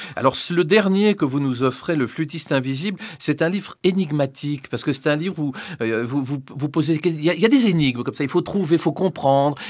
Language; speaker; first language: French; native; French